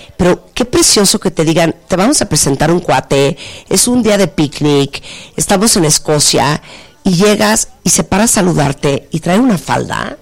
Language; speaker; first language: Spanish; native; Spanish